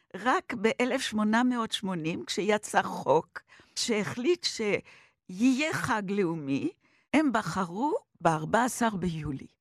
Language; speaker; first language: Hebrew; non-native, fluent; French